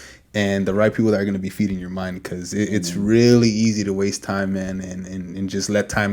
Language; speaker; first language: English; native; English